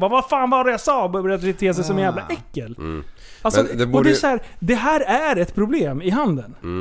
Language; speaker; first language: Swedish; native; Swedish